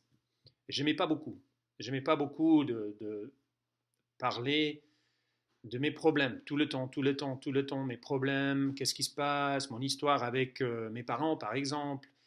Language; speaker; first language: French; non-native, fluent; English